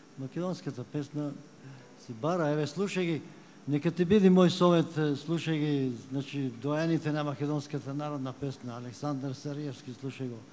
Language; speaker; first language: Macedonian; native; Macedonian